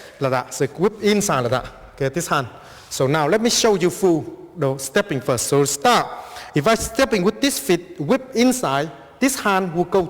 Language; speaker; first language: English; non-native, fluent; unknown